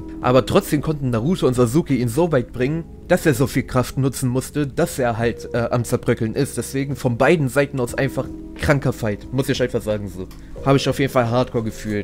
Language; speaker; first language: German; native; German